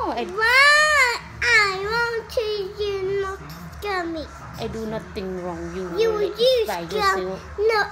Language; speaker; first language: English; non-native, learner; Thai